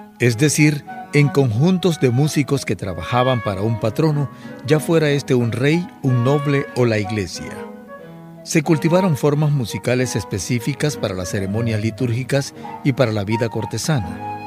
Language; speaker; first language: Spanish; native; Spanish